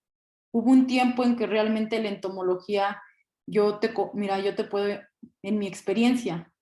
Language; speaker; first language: Spanish; native; Spanish